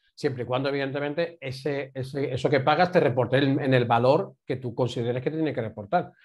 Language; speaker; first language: Spanish; native; Spanish